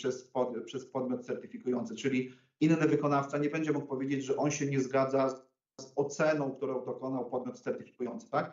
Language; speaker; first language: Polish; native; Polish